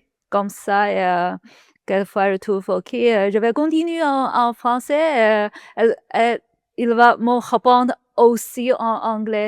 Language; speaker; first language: French; non-native, learner; Chinese